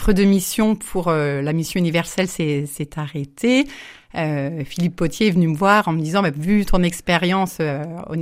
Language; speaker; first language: French; native; French